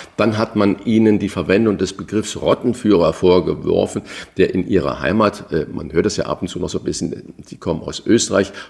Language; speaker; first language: German; early bilingual, other home language; Portuguese